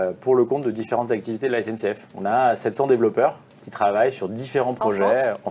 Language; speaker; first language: French; native; French